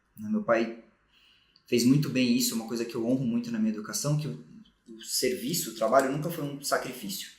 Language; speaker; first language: Portuguese; native; Portuguese